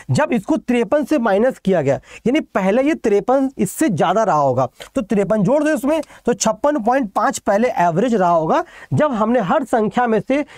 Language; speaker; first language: Hindi; native; Hindi